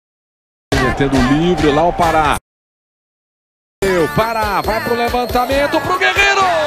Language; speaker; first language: Portuguese; native; Portuguese